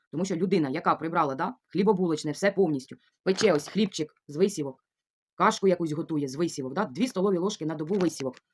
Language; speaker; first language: Ukrainian; non-native, local second language; Russian